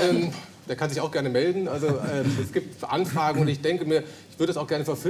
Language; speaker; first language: German; native; German